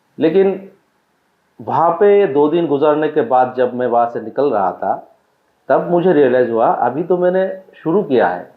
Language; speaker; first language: Hindi; non-native, local second language; Bangla